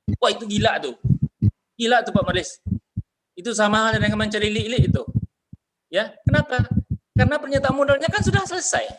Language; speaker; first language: Indonesian; non-native, local second language; Minangkabau